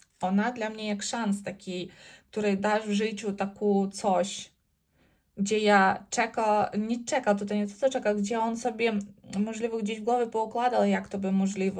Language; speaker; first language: Polish; non-native, learner; Ukrainian